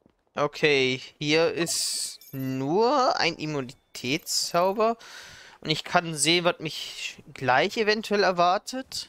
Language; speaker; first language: German; native; German